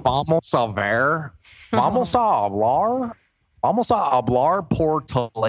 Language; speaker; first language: Spanish; non-native, learner; English